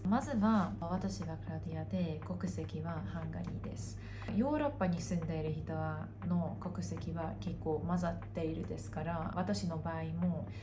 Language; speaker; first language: Japanese; non-native, fluent; Hungarian